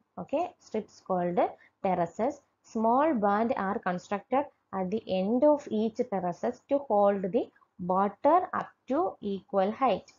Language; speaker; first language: English; non-native, local second language; Malayalam